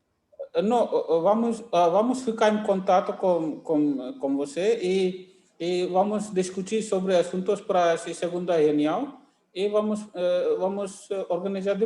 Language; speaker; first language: Portuguese; non-native, learner; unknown